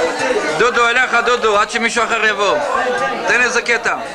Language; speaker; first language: Hebrew; native; Hebrew